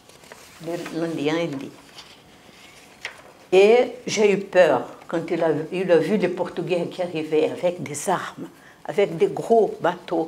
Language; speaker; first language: French; non-native, fluent; Portuguese